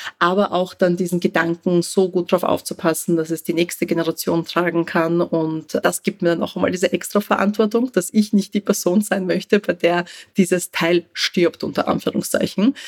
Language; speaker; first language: German; early bilingual, other home language; Russian